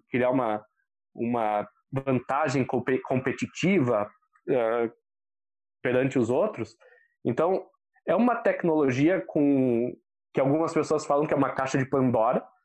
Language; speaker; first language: Portuguese; native; Portuguese